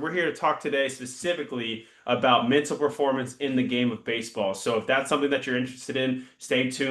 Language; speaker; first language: English; native; English